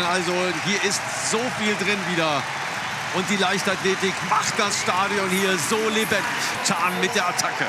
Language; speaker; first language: German; native; German